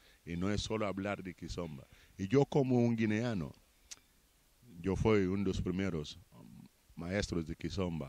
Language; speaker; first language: Spanish; non-native, fluent; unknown